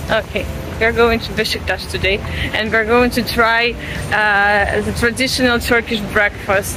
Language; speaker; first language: English; non-native, fluent; Russian